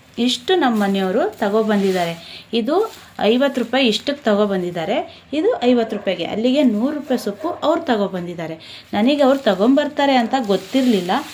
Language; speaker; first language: Kannada; non-native, local second language; Urdu